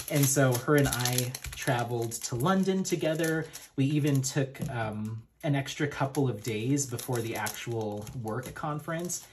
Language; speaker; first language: English; native; English